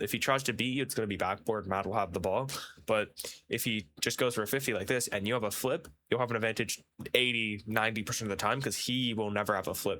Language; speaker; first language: English; native; English